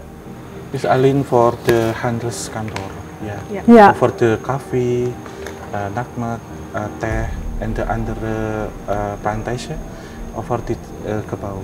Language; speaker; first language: Dutch; non-native, learner; Indonesian